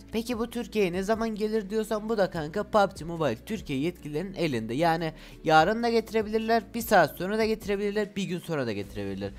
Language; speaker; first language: Turkish; native; Turkish